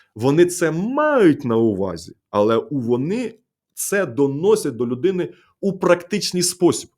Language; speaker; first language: Ukrainian; native; Ukrainian